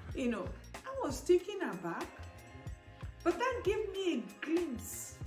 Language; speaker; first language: English; non-native, local second language; Igbo